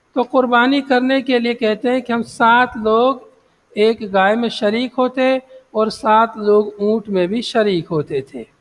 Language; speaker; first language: Urdu; native; Urdu